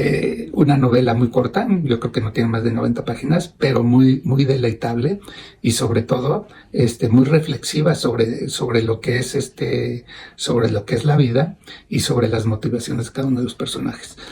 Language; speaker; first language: Spanish; native; Spanish